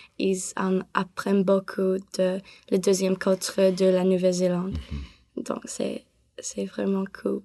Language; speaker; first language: French; non-native, learner; English